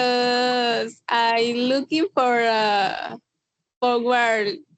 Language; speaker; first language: English; non-native, learner; Spanish